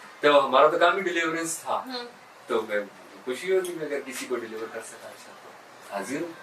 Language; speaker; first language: Urdu; non-native, local second language; Pashto